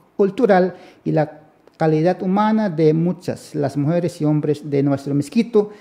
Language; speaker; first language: Spanish; non-native, local second language; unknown